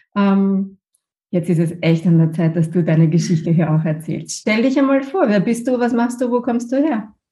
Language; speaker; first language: German; native; German